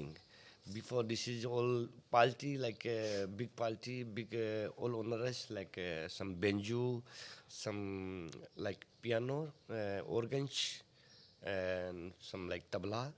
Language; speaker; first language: English; non-native, learner; Hindi